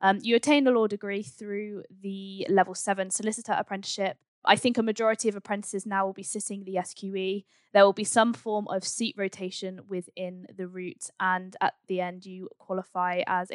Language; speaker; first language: English; native; English